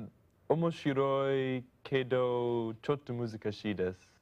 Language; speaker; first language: Japanese; non-native, learner; English